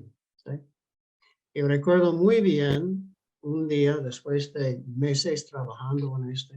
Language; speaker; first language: Spanish; non-native, fluent; English